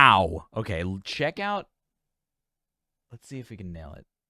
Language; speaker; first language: English; native; English